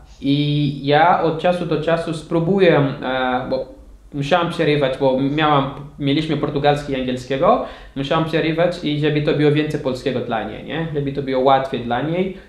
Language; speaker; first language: Polish; non-native, fluent; Portuguese